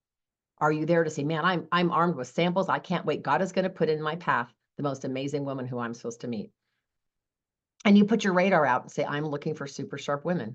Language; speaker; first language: English; native; English